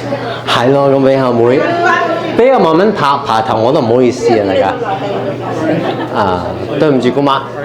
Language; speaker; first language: Chinese; early bilingual, heritage; Cantonese